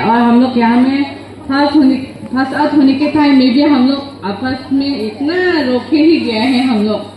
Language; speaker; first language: Hindi; non-native, local second language; Garo